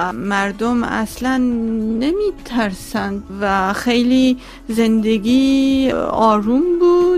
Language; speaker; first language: Persian; non-native, local second language; Armenian